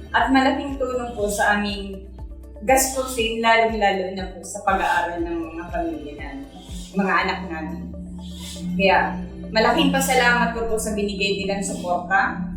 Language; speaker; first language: Filipino; non-native, local second language; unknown